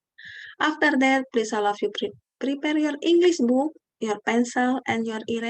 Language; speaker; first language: English; non-native, learner; Indonesian